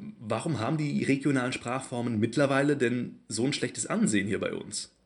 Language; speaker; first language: German; native; German